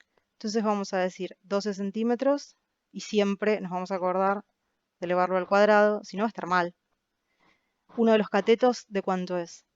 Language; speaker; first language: Spanish; native; Spanish